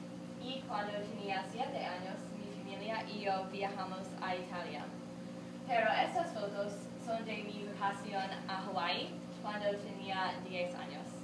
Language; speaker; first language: Spanish; non-native, learner; English